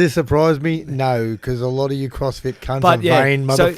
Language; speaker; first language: English; native; English